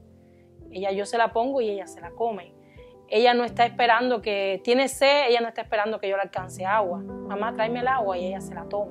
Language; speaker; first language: Spanish; native; Spanish